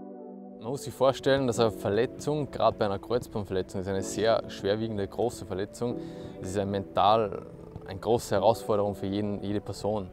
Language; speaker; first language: German; native; German